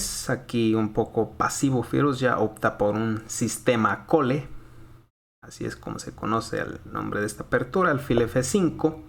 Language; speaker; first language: Spanish; native; Spanish